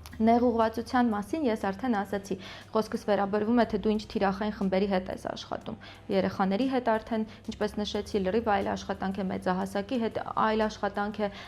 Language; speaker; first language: Armenian; early bilingual, other home language; Russian